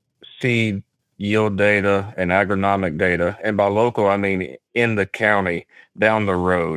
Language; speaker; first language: English; native; English